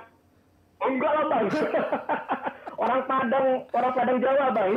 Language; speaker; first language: Indonesian; native; Indonesian